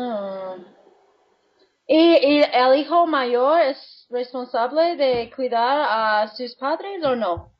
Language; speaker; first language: Spanish; non-native, fluent; English